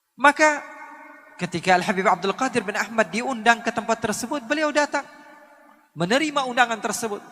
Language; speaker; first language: Indonesian; native; Indonesian